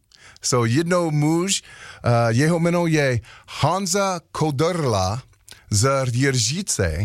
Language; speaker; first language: Czech; non-native, learner; English